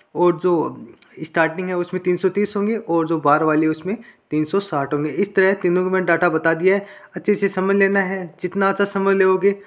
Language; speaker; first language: Hindi; native; Hindi